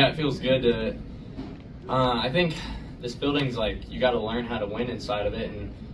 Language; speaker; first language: English; native; English